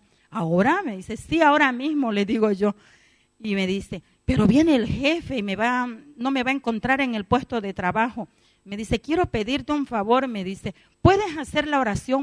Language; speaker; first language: Spanish; native; Spanish